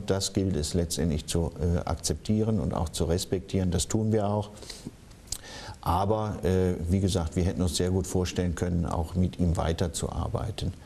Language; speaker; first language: German; native; German